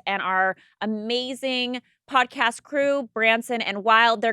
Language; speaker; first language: English; native; English